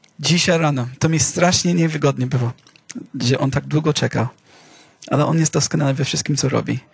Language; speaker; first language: Polish; non-native, fluent; English